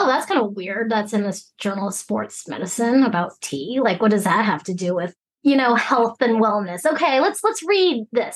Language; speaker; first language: English; early bilingual, other home language; Cantonese